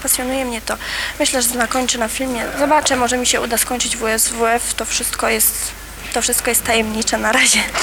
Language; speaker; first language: Polish; native; Polish